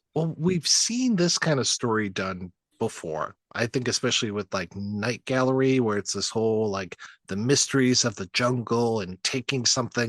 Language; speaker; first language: English; native; English